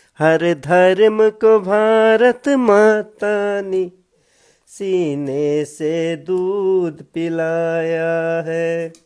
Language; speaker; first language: Hindi; native; Hindi